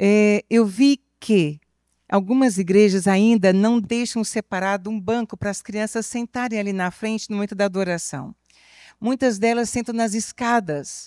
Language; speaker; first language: Portuguese; native; Portuguese